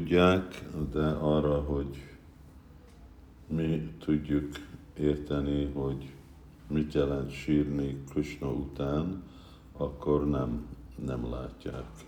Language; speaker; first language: Hungarian; early bilingual, heritage; Hungarian